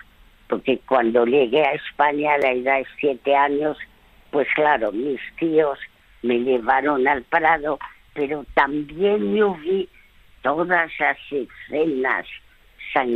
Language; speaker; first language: Spanish; early bilingual, other home language; French